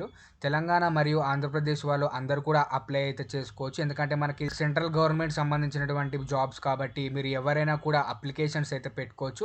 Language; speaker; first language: Telugu; native; Telugu